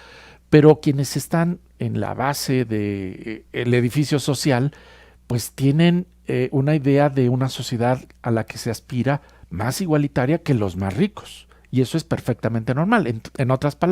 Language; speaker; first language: Spanish; native; Spanish